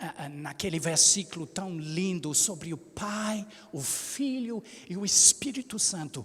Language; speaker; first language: Portuguese; non-native, fluent; English